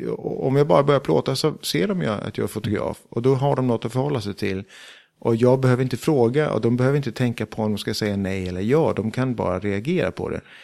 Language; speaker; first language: Swedish; early bilingual, heritage; Swedish